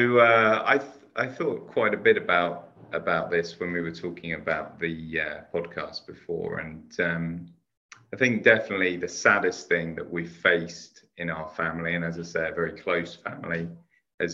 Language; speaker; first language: English; native; English